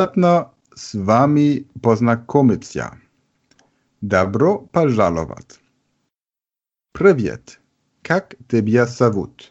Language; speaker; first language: Russian; non-native, learner; German